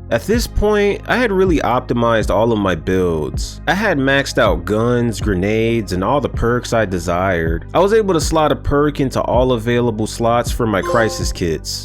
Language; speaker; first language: English; native; English